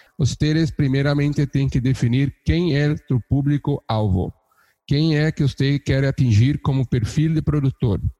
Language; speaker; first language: Portuguese; native; Portuguese